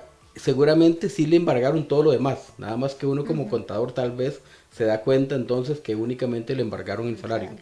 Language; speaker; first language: Spanish; native; Spanish